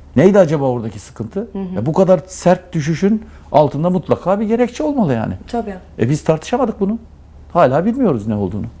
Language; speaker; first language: Turkish; native; Turkish